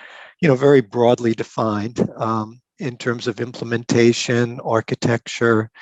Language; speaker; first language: English; native; English